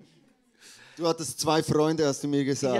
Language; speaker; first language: German; native; German